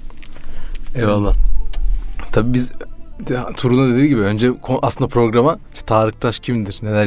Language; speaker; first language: Turkish; native; Turkish